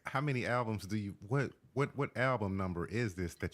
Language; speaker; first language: English; native; English